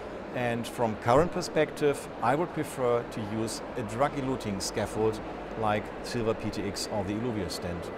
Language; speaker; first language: English; non-native, fluent; German